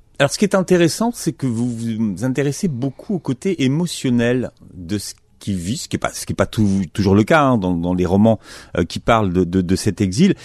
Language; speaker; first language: French; native; French